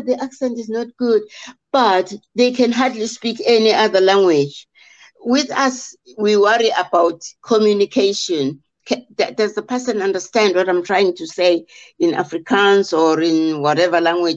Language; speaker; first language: English; non-native, local second language; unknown